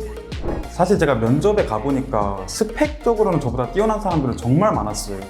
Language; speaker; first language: Korean; native; Korean